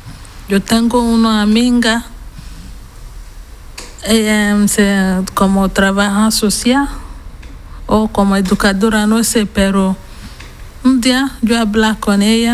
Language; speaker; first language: Spanish; non-native, learner; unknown